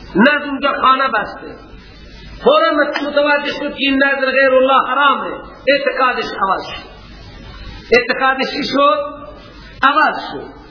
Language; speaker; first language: Persian; non-native, local second language; Baluchi